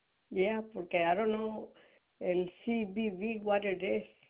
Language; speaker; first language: English; non-native, learner; Spanish